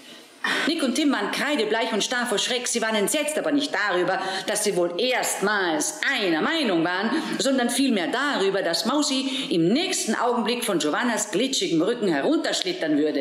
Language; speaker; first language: German; native; German